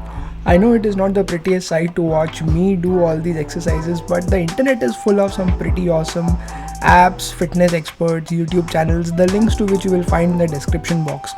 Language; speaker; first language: English; non-native, local second language; Hindi